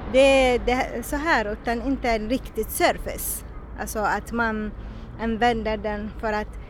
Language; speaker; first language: Swedish; non-native, fluent; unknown